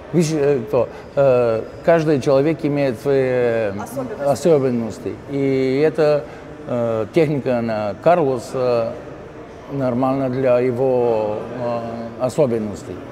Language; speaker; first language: Russian; non-native, learner; Bulgarian